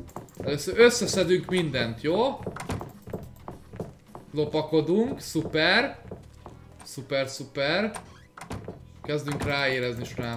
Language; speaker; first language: Hungarian; native; Hungarian